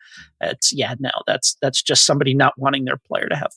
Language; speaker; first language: English; native; English